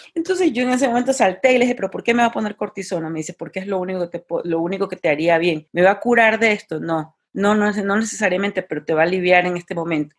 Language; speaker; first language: Spanish; native; Spanish